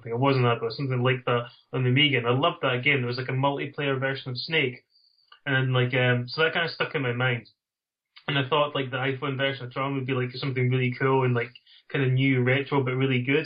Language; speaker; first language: English; native; English